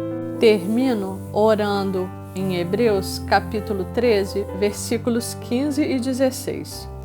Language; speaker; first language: Portuguese; native; Portuguese